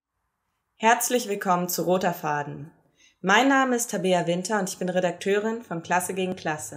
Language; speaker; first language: German; native; German